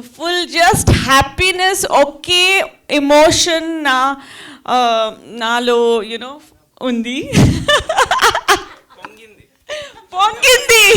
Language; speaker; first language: Telugu; non-native, fluent; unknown